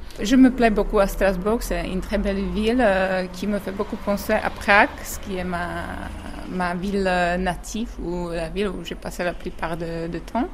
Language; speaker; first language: French; non-native, fluent; Czech